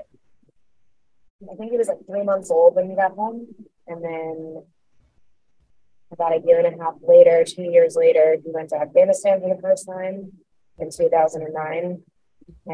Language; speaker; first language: English; native; English